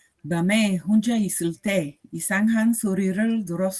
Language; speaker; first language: Korean; non-native, learner; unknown